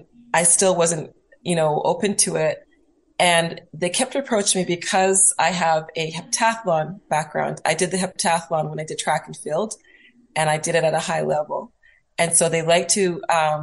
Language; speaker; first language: English; native; English